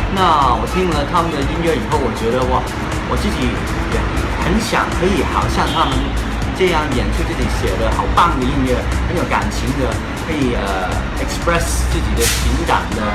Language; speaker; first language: Chinese; non-native, local second language; Cantonese